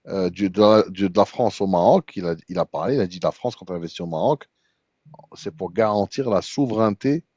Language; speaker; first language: French; non-native, local second language; Arabic